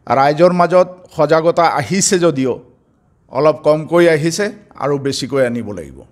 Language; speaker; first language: Assamese; non-native, local second language; Bangla